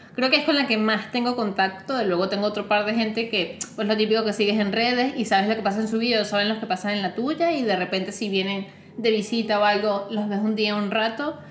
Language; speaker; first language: Spanish; native; Spanish